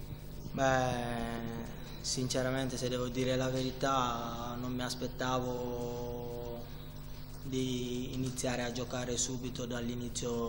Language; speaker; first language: Italian; non-native, fluent; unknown